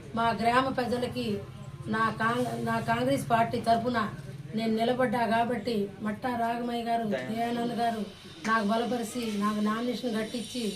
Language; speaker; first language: Telugu; non-native, local second language; Lambadi